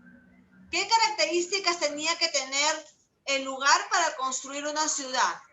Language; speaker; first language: Spanish; native; Spanish